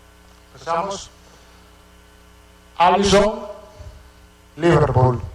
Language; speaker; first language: Spanish; non-native, fluent; Italian